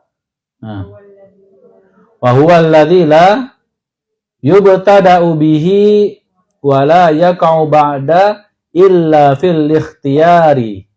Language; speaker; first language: Arabic; non-native, fluent; Indonesian